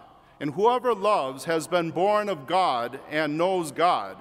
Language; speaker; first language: English; native; English